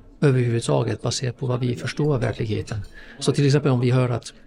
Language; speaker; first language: Swedish; non-native, fluent; English